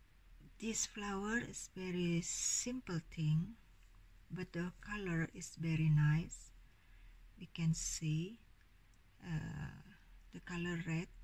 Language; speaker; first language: English; non-native, learner; Indonesian